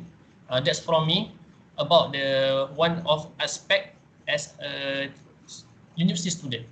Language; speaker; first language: English; non-native, learner; Malay